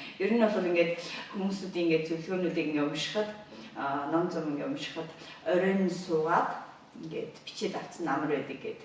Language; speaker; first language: Mongolian; native; Mongolian